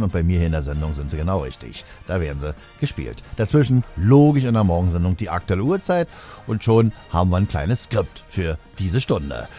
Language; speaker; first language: German; native; German